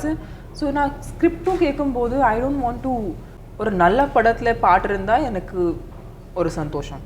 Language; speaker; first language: Tamil; non-native, fluent; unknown